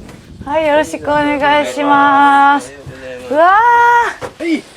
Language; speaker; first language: Japanese; non-native, learner; Korean